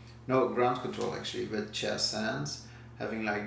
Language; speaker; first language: English; non-native, fluent; Dutch